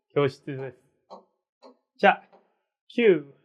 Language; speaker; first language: Japanese; non-native, fluent; Korean